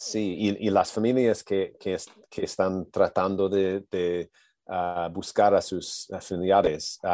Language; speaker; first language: Spanish; non-native, learner; English